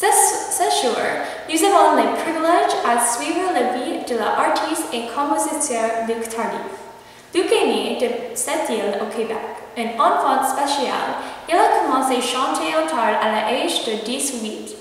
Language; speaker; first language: French; non-native, learner; English